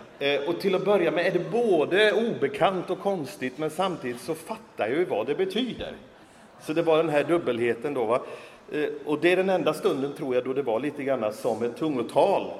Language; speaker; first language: Swedish; native; Swedish